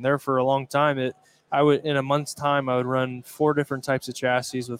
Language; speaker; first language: English; native; English